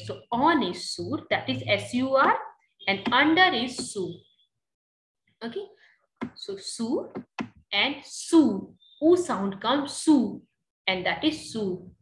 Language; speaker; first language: English; non-native, local second language; Hindi